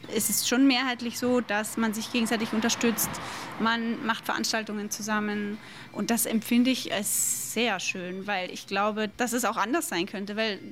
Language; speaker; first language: German; native; German